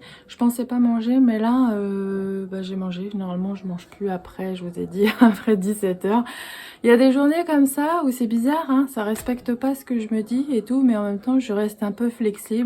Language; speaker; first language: French; native; French